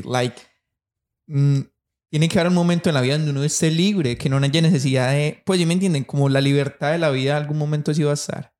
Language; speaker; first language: Spanish; native; Spanish